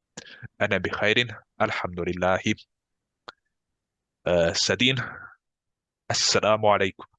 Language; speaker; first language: Arabic; non-native, fluent; Bosnian